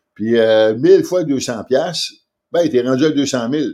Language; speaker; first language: French; native; French